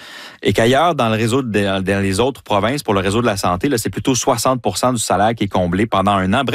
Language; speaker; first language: French; native; French